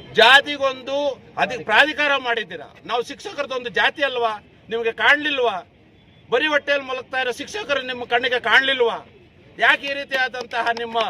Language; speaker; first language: Kannada; native; Kannada